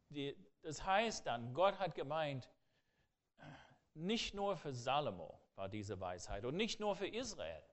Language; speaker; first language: German; non-native, fluent; English